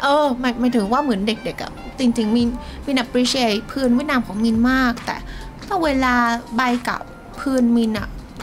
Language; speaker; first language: Thai; non-native, fluent; Vietnamese